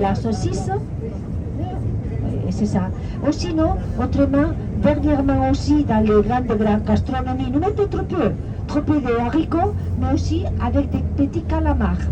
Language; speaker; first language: French; non-native, learner; Spanish